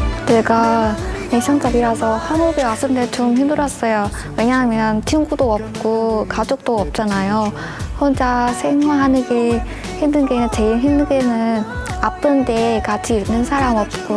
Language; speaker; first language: Korean; non-native, learner; Vietnamese